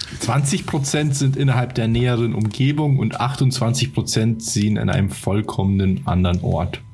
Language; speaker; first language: German; early bilingual, other home language; Polish